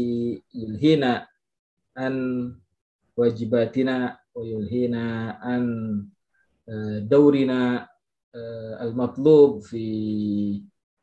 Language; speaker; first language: Arabic; non-native, fluent; Indonesian